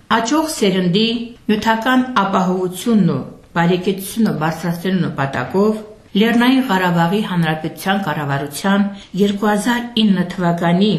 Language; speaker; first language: Armenian; native; Armenian